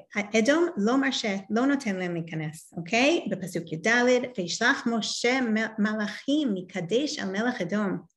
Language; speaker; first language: Hebrew; non-native, fluent; English